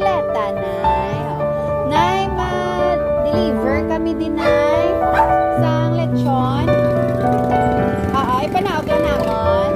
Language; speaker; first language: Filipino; non-native, local second language; Hiligaynon